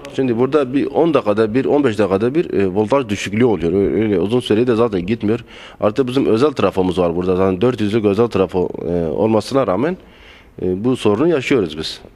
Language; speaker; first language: Turkish; non-native, local second language; Arabic